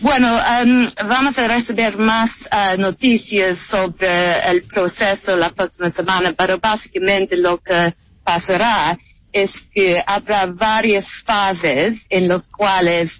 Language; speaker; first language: Spanish; non-native, fluent; English